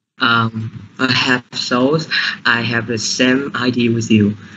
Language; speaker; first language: English; non-native, learner; Vietnamese